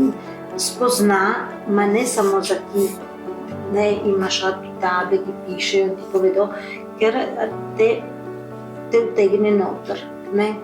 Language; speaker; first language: Slovenian; early bilingual, heritage; Slovenian